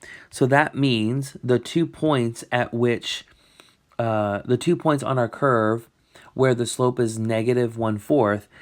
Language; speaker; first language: English; native; English